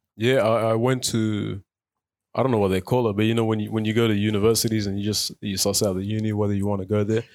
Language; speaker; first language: English; early bilingual, other home language; Arabic